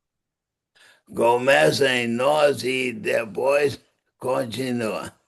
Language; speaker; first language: Portuguese; non-native, fluent; English